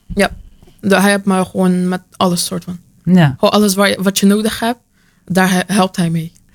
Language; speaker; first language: Dutch; early bilingual, other home language; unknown